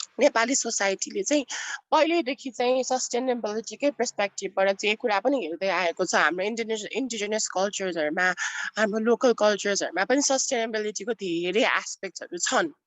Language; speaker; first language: Nepali; non-native, local second language; Newari